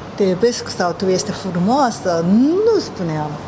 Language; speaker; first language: Romanian; non-native, learner; Japanese